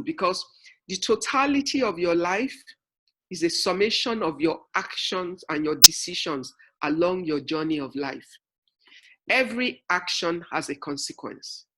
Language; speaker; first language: English; non-native, local second language; Yoruba